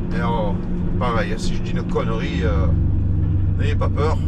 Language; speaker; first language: French; native; French